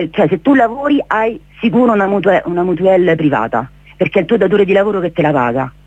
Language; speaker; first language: Italian; native; Italian